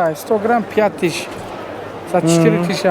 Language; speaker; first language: Russian; non-native, local second language; Uzbek